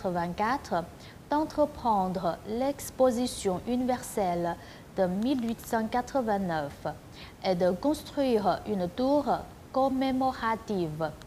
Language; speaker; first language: French; non-native, fluent; Chinese